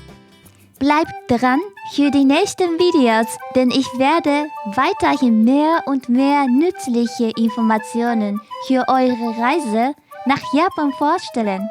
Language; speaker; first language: German; non-native, fluent; Japanese